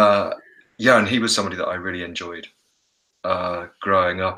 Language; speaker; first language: English; native; English